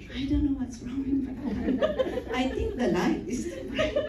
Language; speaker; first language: English; non-native, local second language; Filipino